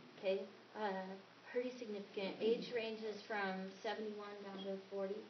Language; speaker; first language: English; native; English